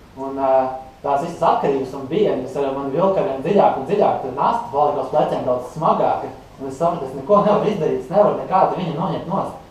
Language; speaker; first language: Latvian; native; Latvian